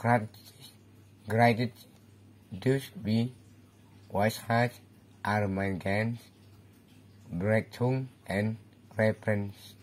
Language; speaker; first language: German; non-native, learner; Indonesian